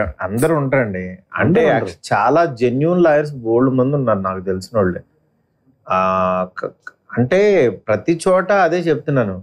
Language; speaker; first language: Telugu; native; Telugu